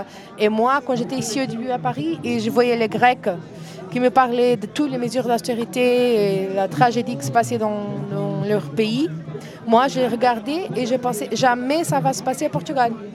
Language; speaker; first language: French; non-native, fluent; Portuguese